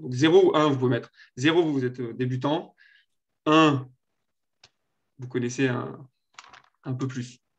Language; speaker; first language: French; native; French